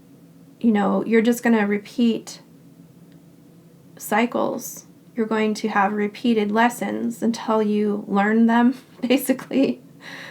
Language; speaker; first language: English; native; English